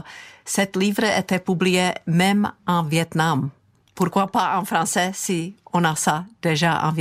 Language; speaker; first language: French; non-native, fluent; Czech